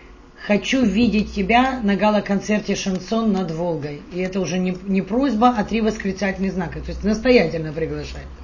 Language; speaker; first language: Russian; native; Russian